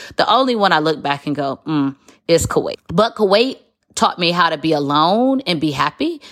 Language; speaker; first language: English; native; English